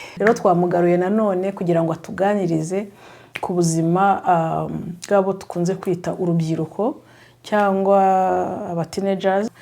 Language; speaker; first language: Kinyarwanda; native; Kinyarwanda